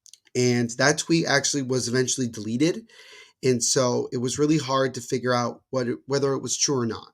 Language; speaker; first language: English; native; English